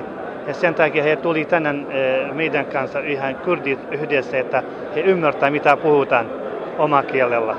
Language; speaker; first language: Finnish; non-native, learner; Kurdish